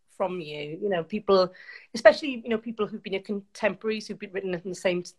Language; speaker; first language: English; native; English